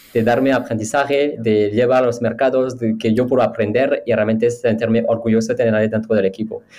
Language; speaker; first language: Spanish; non-native, fluent; French